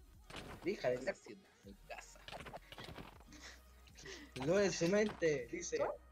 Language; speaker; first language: Spanish; native; Spanish